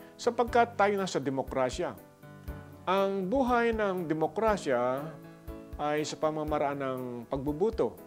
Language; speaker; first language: Filipino; native; Filipino